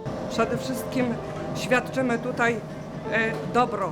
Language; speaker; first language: Polish; native; Polish